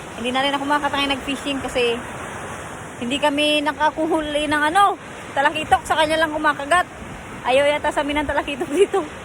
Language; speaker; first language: Filipino; native; Filipino